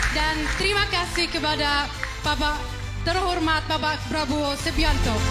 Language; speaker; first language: Indonesian; non-native, fluent; Arabic